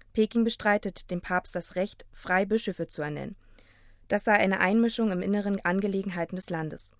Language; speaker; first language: German; native; German